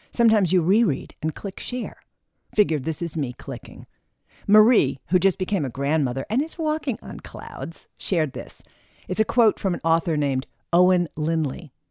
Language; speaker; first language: English; native; English